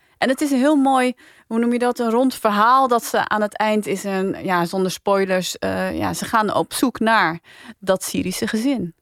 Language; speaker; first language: Dutch; native; Dutch